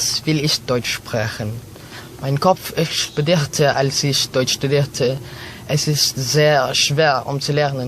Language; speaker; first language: German; non-native, learner; Filipino